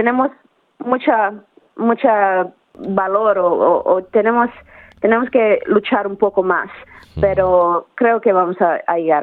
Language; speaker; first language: Spanish; early bilingual, heritage; Spanish